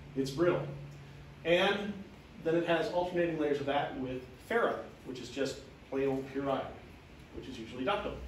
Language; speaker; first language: English; native; English